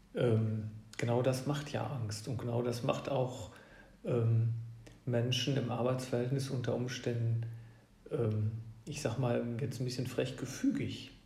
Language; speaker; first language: German; native; German